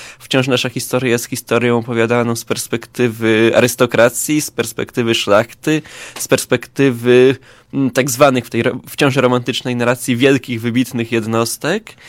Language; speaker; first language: Polish; native; Polish